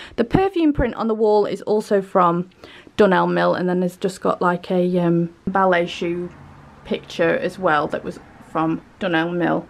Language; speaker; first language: English; native; English